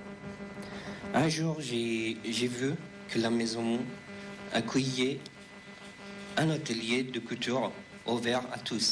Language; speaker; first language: French; non-native, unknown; Persian